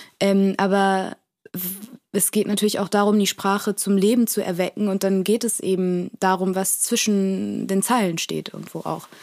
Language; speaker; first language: German; early bilingual, other home language; Portuguese